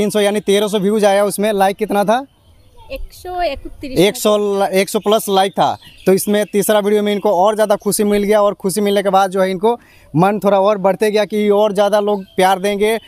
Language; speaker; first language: Hindi; native; Hindi